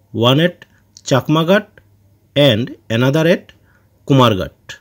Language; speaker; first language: English; non-native, local second language; Bangla